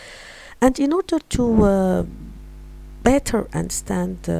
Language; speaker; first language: English; non-native, fluent; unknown